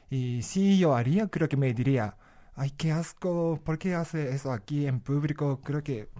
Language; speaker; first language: Spanish; non-native, learner; Japanese